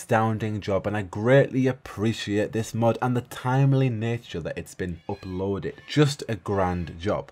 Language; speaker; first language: English; native; English